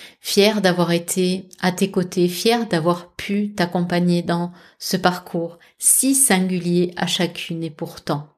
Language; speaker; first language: French; native; French